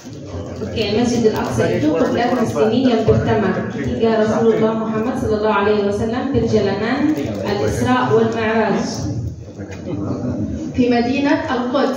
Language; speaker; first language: Indonesian; non-native, fluent; Arabic